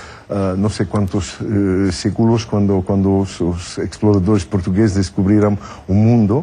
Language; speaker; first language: Portuguese; non-native, fluent; French